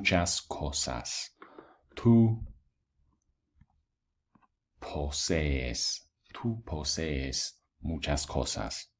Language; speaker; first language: Spanish; non-native, fluent; English